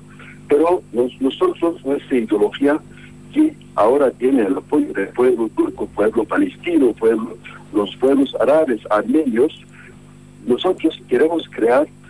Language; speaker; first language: Spanish; non-native, fluent; Kurdish